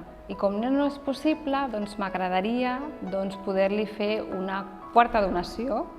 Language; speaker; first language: Catalan; native; Catalan